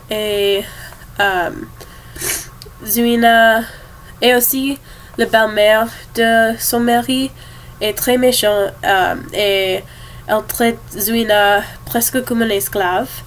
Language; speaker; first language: French; non-native, learner; English